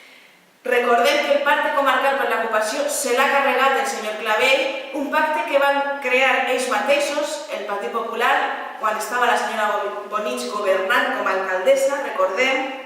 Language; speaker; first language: Catalan; native; Catalan